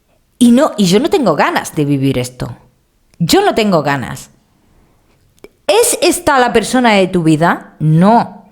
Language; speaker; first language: Spanish; native; Spanish